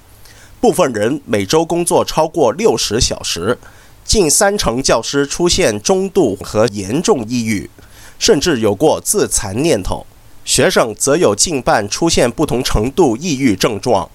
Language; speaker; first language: Chinese; non-native, local second language; Cantonese